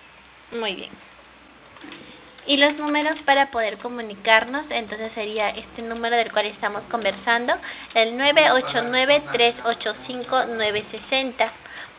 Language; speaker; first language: Spanish; native; Spanish